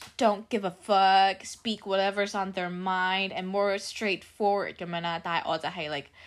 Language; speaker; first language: English; non-native, local second language; Cantonese